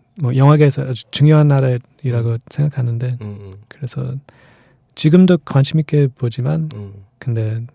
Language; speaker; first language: Korean; non-native, fluent; English